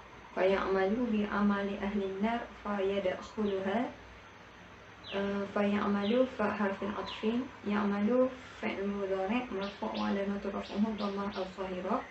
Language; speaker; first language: Arabic; non-native, learner; Malay